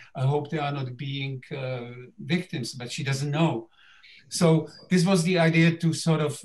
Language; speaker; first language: English; non-native, fluent; Czech